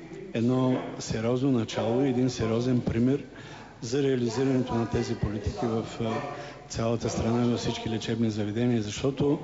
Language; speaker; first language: Bulgarian; native; Bulgarian